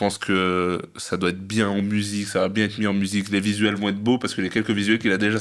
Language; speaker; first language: French; native; French